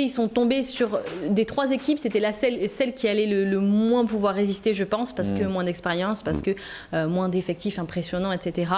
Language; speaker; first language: French; native; French